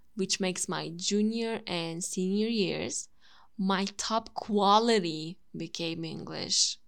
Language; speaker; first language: English; non-native, fluent; Turkish